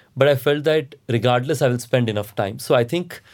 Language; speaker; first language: English; non-native, local second language; Hindi